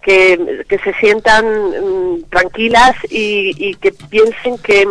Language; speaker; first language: Spanish; native; Spanish